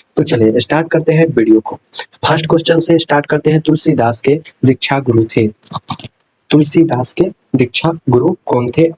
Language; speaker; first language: Hindi; native; Hindi